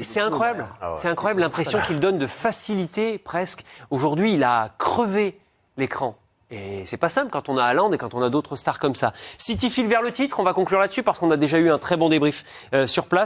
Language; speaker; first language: French; native; French